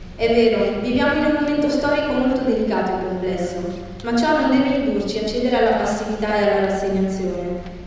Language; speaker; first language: Italian; early bilingual, other home language; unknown